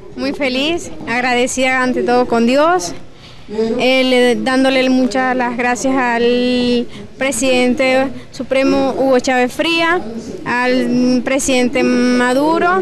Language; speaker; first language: Spanish; native; Spanish